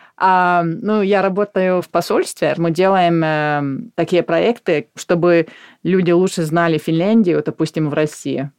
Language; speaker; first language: Russian; non-native, fluent; Finnish